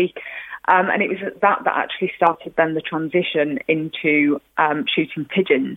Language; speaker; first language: English; native; English